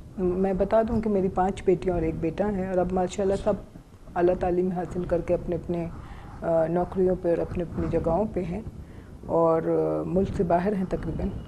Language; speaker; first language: Urdu; non-native, local second language; Baluchi